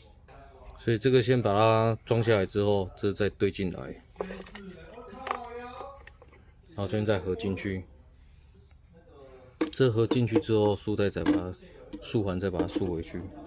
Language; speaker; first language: Chinese; native; Chinese